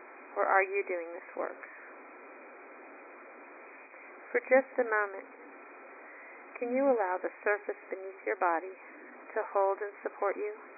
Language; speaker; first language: English; native; English